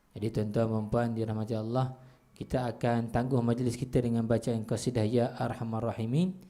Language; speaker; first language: Malay; native; Malay